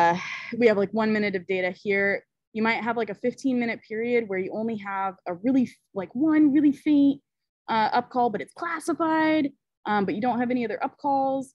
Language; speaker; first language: English; native; English